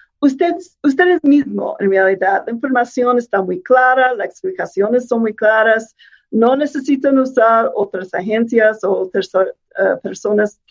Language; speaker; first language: Spanish; non-native, fluent; English